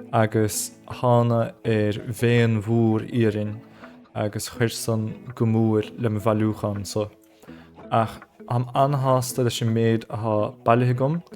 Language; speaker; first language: Irish; native; Irish